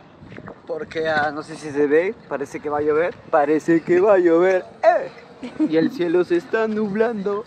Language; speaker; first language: Spanish; native; Spanish